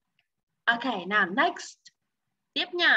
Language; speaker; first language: English; non-native, learner; Vietnamese